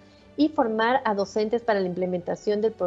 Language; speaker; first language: Spanish; native; Spanish